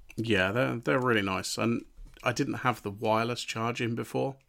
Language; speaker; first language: English; native; English